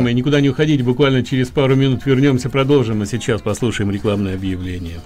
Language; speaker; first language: Russian; native; Russian